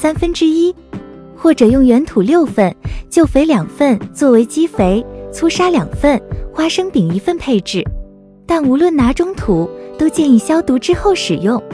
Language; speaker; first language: Chinese; native; Chinese